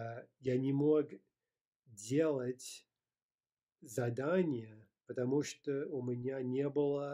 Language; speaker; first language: Russian; non-native, fluent; English